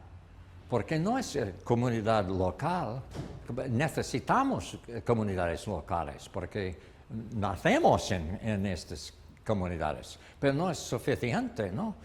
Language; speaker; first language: Spanish; non-native, learner; English